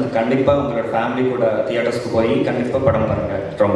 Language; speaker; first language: Tamil; non-native, learner; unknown